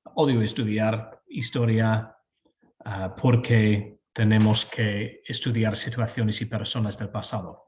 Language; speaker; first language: Spanish; non-native, fluent; English